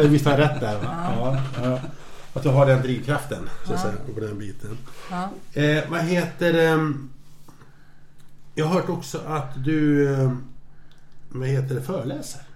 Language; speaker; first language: Swedish; native; Swedish